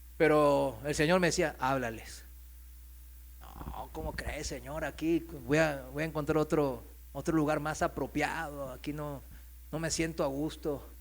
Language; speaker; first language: Spanish; non-native, fluent; Korean